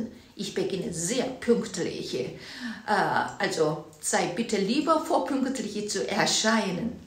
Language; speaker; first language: German; non-native, fluent; Korean